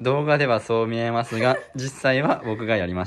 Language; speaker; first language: Japanese; native; Japanese